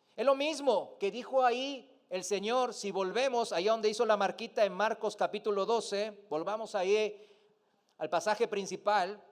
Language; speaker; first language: Spanish; non-native, fluent; Korean